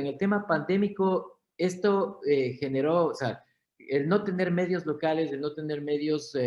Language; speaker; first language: Spanish; native; Spanish